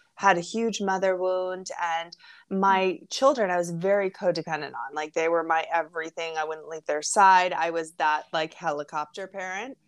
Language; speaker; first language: English; native; English